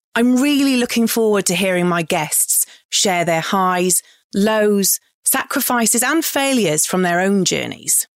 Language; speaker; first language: English; native; English